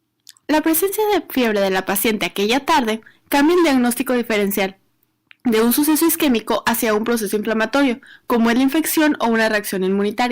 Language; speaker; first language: Spanish; native; Spanish